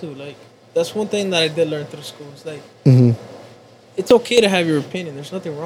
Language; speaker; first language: English; early bilingual, other home language; Spanish